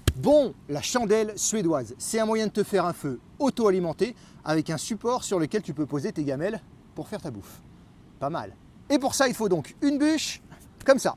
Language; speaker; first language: French; native; French